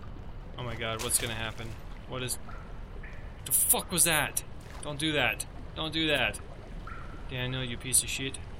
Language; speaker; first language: English; native; English